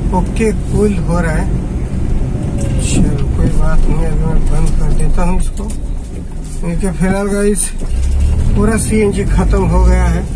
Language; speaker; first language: Hindi; non-native, local second language; Marathi